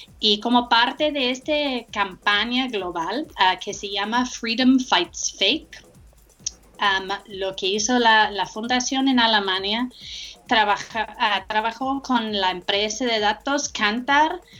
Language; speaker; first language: Spanish; non-native, fluent; English